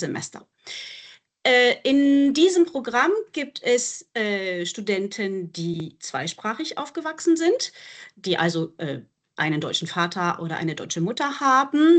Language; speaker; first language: German; non-native, fluent; French